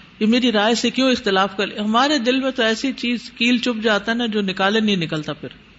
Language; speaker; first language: Urdu; native; Urdu